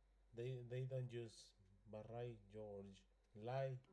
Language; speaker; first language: English; non-native, learner; Spanish